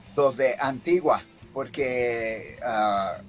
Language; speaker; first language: Spanish; early bilingual, heritage; Spanish